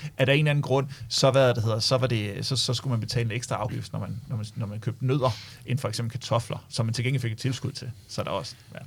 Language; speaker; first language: Danish; native; Danish